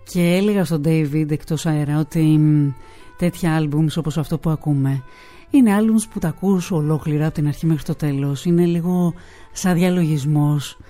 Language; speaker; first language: Greek; native; Greek